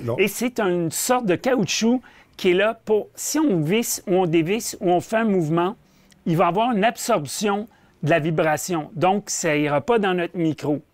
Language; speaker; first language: French; native; French